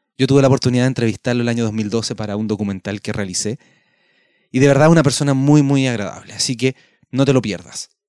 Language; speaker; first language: Spanish; native; Spanish